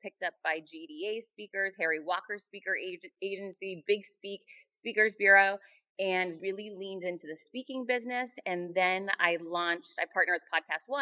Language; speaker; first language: English; native; English